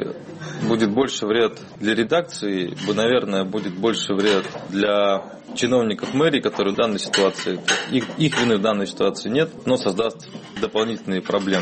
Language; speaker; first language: Russian; native; Russian